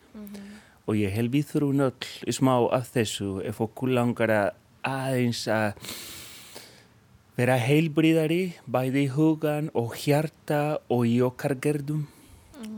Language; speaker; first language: Icelandic; non-native, fluent; Spanish